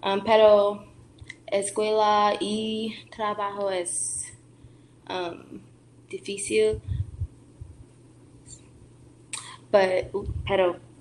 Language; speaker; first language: Spanish; non-native, learner; English